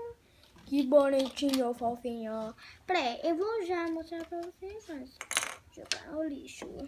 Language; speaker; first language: Portuguese; early bilingual, heritage; Portuguese